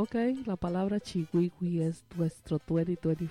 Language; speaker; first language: Spanish; native; Spanish